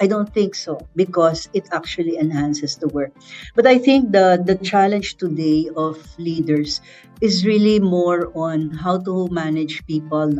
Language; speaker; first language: English; non-native, local second language; Filipino